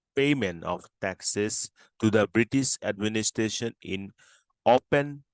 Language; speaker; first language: English; non-native, local second language; Assamese